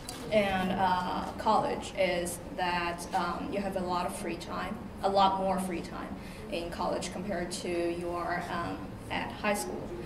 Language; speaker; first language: English; non-native, fluent; Chinese